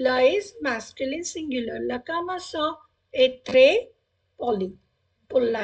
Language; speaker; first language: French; non-native, fluent; Hindi